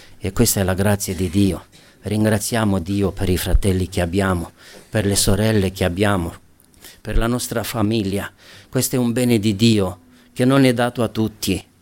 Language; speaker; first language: Italian; non-native, fluent; Romanian